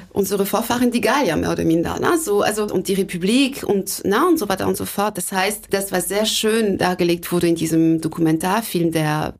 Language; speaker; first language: German; non-native, fluent; French